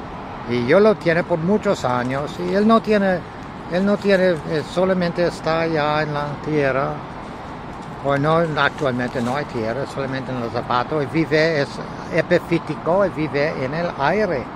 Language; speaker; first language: Spanish; non-native, learner; English